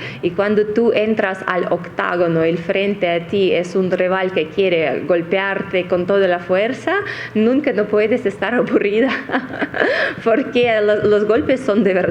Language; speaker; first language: Spanish; non-native, fluent; Russian